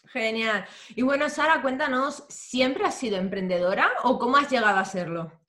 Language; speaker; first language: Spanish; native; Spanish